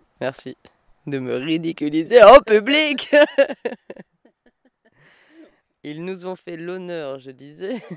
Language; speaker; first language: French; native; French